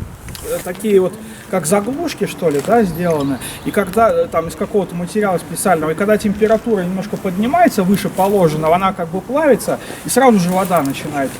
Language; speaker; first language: Russian; native; Russian